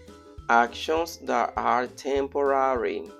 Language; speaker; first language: English; non-native, fluent; Spanish